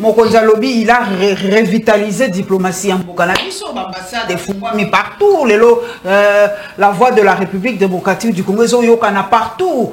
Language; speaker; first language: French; non-native, local second language; Lingala